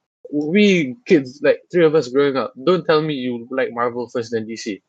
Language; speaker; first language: English; non-native, local second language; Malay